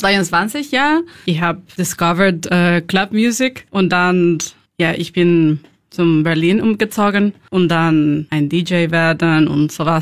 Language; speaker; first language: German; non-native, learner; Spanish